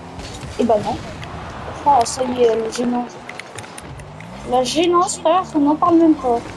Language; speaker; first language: French; native; French